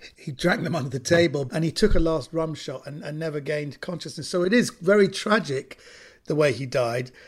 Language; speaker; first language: English; native; English